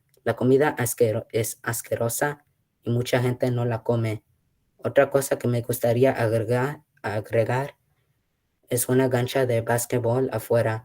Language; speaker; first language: Spanish; early bilingual, heritage; Spanish